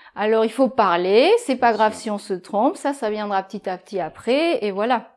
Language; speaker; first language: French; non-native, fluent; Japanese